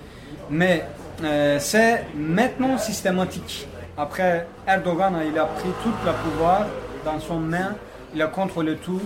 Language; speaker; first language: French; non-native, fluent; Kurdish